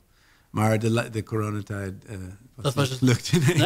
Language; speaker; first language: Dutch; non-native, learner; English